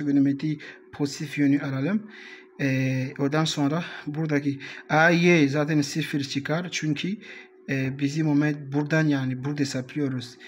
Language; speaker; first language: Turkish; non-native, learner; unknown